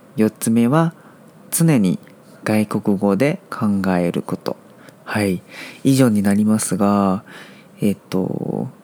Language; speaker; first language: Japanese; non-native, fluent; Chinese